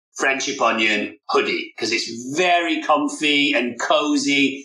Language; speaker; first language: English; native; English